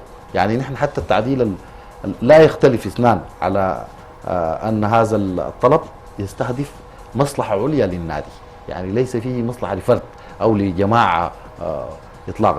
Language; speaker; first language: Arabic; native; Arabic